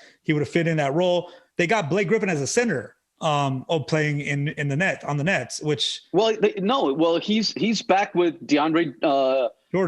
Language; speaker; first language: English; native; English